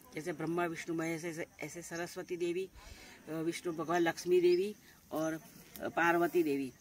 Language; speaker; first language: Hindi; non-native, local second language; Gujarati